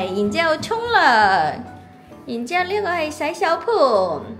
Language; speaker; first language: Cantonese; native; Cantonese